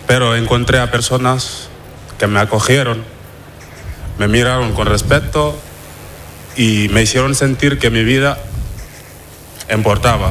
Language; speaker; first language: Spanish; non-native, fluent; Wolof